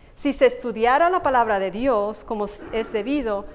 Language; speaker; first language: Spanish; native; Spanish